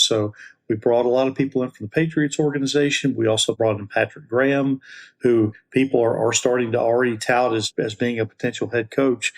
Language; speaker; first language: English; native; English